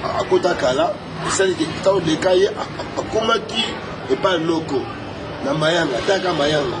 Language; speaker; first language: Lingala; non-native, fluent; Kongo